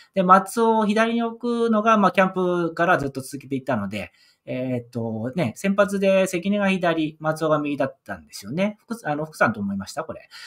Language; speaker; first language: Japanese; native; Japanese